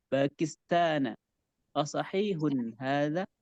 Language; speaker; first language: Arabic; non-native, learner; Indonesian